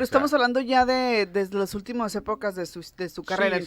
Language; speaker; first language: Spanish; native; Spanish